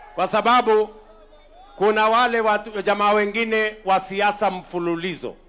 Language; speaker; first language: Swahili; non-native, local second language; Kalenjin